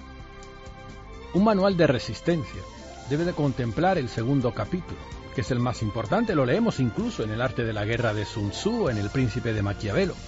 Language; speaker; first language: Spanish; native; Spanish